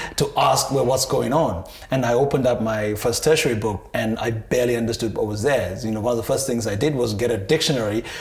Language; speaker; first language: English; non-native, local second language; Sinhala